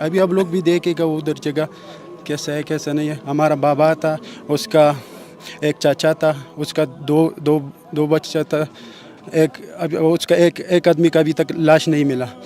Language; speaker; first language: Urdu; non-native, local second language; Pashto